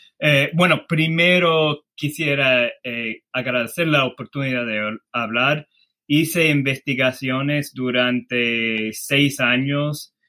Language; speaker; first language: Spanish; non-native, fluent; English